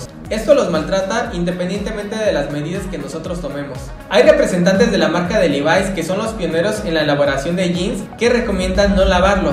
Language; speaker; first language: Spanish; native; Spanish